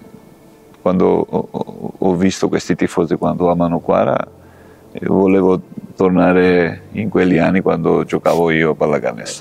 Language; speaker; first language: Italian; non-native, fluent; Georgian